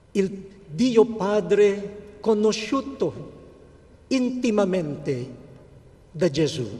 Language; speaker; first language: Italian; non-native, fluent; Filipino